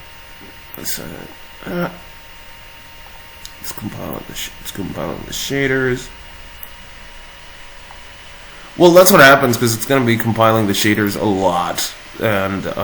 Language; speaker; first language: English; native; English